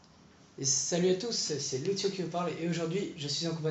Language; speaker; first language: French; native; French